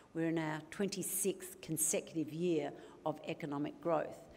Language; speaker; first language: English; native; English